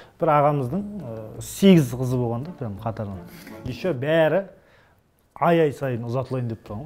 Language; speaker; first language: Kazakh; native; Kazakh